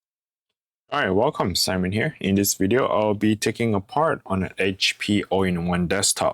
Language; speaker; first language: English; non-native, fluent; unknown